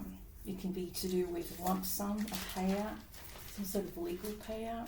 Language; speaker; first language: English; native; English